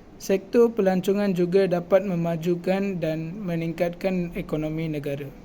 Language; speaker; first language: Malay; non-native, local second language; Tamil